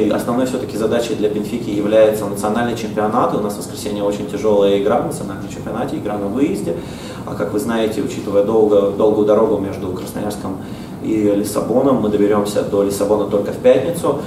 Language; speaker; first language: Russian; native; Russian